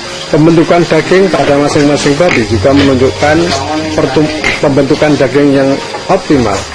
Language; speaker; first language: Indonesian; native; Indonesian